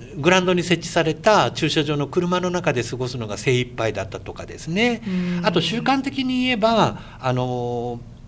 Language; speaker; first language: Japanese; native; Japanese